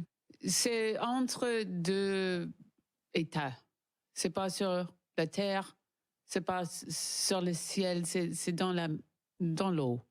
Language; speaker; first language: French; non-native, learner; English